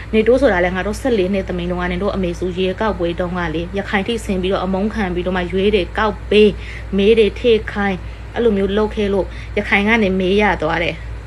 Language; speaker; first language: Burmese; native; Burmese